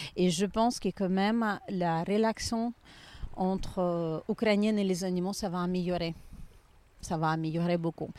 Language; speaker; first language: French; non-native, learner; Ukrainian